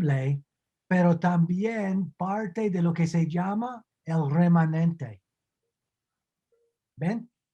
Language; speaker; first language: Spanish; non-native, fluent; English